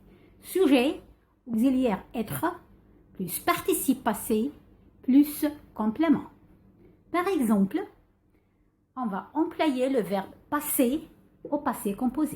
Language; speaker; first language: French; non-native, fluent; Arabic